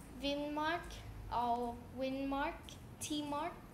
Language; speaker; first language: English; non-native, learner; Vietnamese